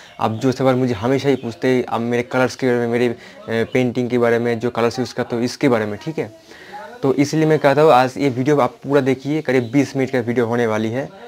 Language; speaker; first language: Hindi; non-native, local second language; Bangla